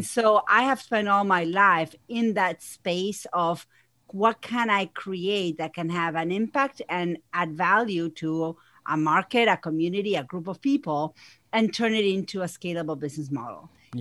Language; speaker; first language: English; non-native, fluent; Spanish